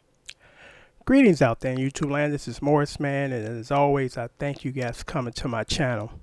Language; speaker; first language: English; native; English